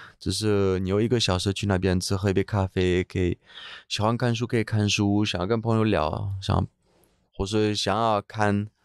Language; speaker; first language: Chinese; non-native, fluent; French